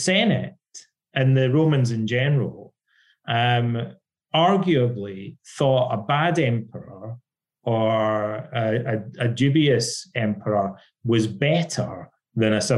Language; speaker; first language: English; native; English